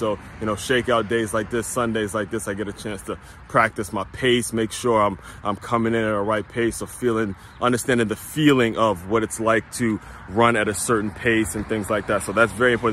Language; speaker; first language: English; native; English